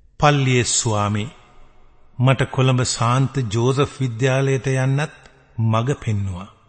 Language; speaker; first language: Sinhala; native; Sinhala